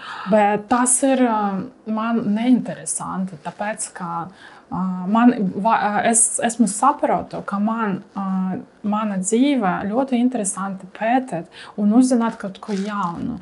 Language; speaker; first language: Latvian; non-native, learner; Russian